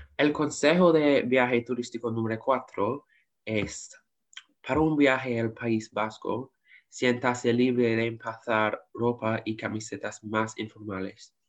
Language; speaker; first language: Spanish; non-native, learner; English